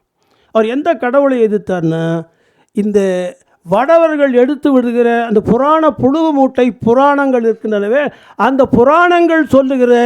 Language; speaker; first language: Tamil; native; Tamil